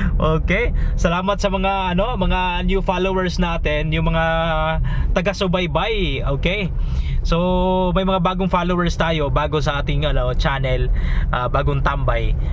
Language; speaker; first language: Filipino; non-native, local second language; Cebuano